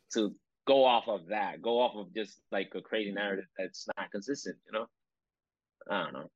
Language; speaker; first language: English; non-native, local second language; Spanish